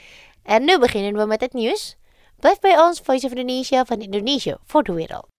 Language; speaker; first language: Dutch; non-native, fluent; Indonesian